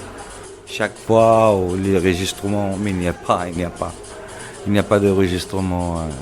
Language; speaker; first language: French; non-native, local second language; Arabic